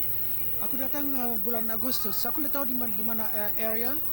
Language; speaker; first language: Indonesian; early bilingual, heritage; Indonesian